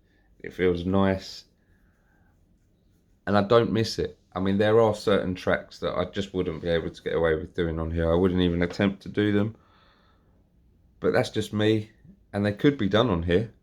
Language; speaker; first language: English; native; English